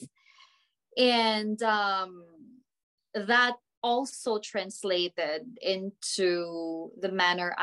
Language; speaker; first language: English; non-native, local second language; Filipino